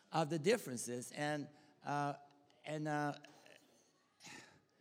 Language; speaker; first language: English; non-native, fluent; Bulgarian